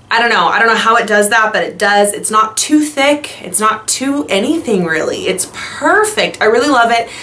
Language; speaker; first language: English; native; English